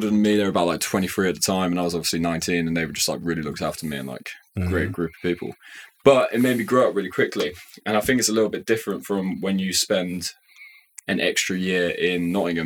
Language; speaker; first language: English; native; English